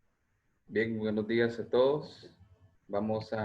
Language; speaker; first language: Spanish; native; Spanish